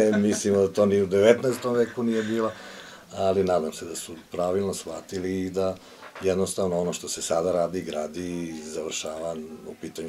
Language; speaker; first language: Croatian; native; Croatian